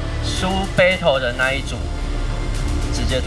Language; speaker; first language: Chinese; native; Chinese